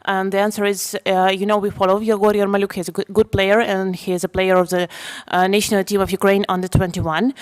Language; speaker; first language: English; non-native, fluent; Ukrainian